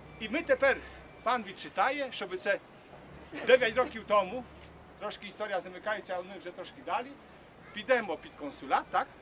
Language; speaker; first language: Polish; non-native, learner; Ukrainian